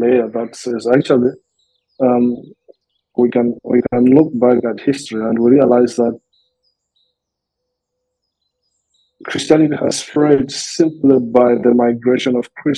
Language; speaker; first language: English; non-native, local second language; Nyanja